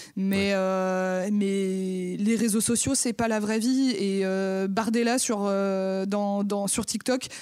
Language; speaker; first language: French; native; French